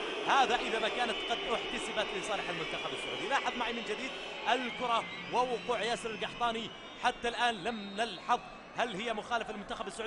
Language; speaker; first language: Arabic; native; Arabic